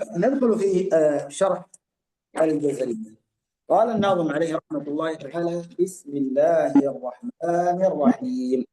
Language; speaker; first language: Arabic; native; Arabic